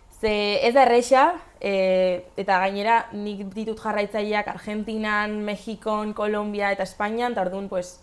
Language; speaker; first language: Basque; non-native, local second language; Spanish